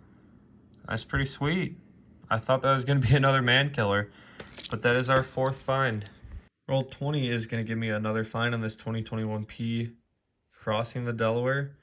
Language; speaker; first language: English; native; English